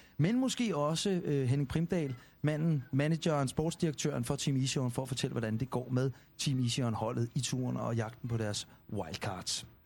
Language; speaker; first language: Danish; native; Danish